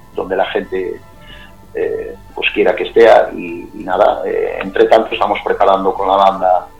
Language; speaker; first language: Spanish; native; Spanish